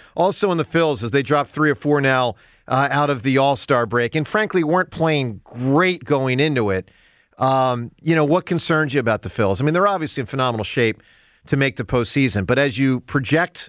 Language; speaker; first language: English; native; English